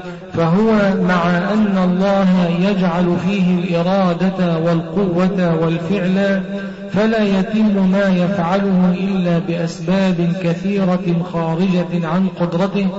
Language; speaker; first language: Arabic; native; Arabic